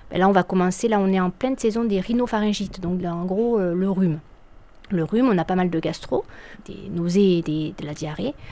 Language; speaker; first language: French; native; French